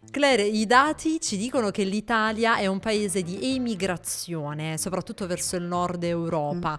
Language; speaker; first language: Italian; native; Italian